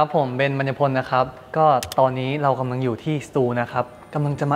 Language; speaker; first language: Thai; native; Thai